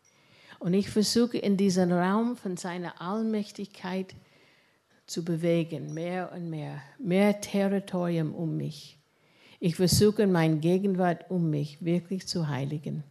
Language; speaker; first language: German; non-native, fluent; English